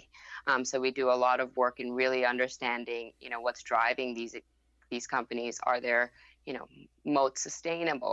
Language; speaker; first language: English; non-native, fluent; Thai